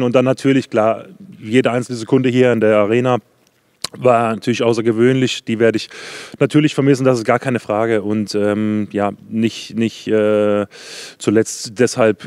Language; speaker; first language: German; native; German